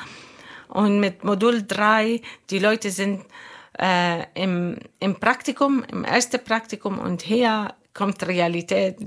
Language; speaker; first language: German; non-native, learner; Arabic